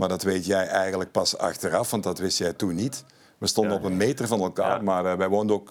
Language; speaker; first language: Dutch; native; Dutch